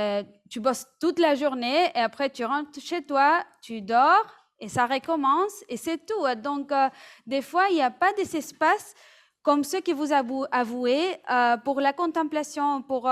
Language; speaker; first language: French; non-native, fluent; Spanish